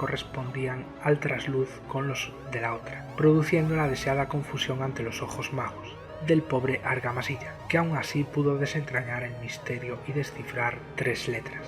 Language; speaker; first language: Spanish; native; Spanish